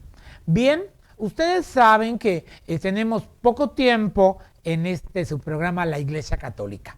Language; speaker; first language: Spanish; native; Spanish